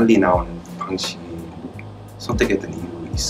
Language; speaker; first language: Korean; early bilingual, heritage; Korean